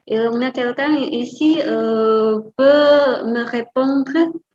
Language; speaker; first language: French; non-native, fluent; Indonesian